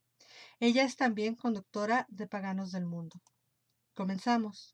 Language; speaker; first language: Spanish; native; Spanish